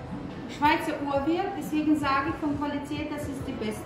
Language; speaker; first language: German; non-native, fluent; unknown